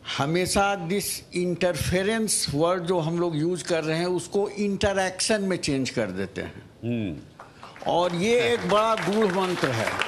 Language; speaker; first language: Hindi; native; Hindi